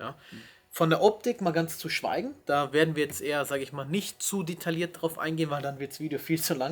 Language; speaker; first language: German; native; German